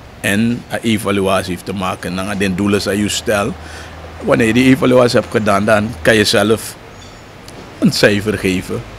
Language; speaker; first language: Dutch; native; Dutch